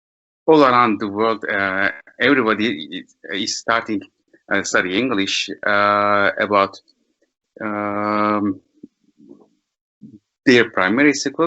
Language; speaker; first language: English; non-native, learner; Turkish